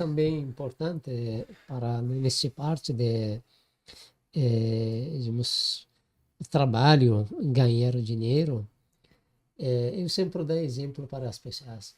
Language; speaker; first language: Portuguese; non-native, learner; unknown